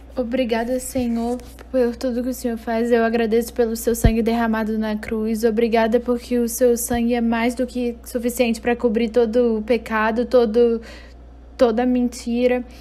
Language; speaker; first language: Portuguese; non-native, fluent; English